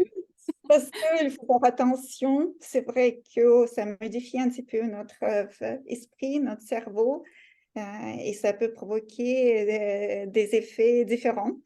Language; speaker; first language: French; non-native, fluent; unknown